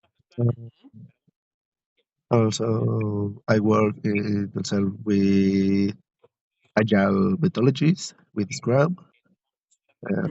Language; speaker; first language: English; non-native, learner; Spanish